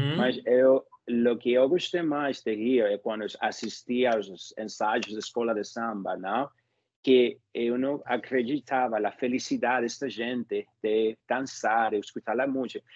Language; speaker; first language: Portuguese; non-native, learner; Spanish